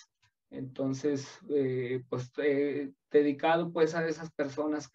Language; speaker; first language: Spanish; native; Spanish